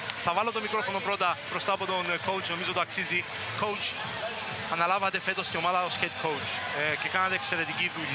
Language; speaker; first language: Greek; native; Greek